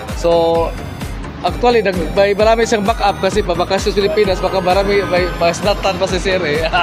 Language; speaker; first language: Filipino; non-native, local second language; Cebuano